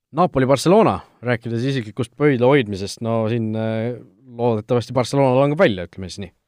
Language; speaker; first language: Estonian; native; Estonian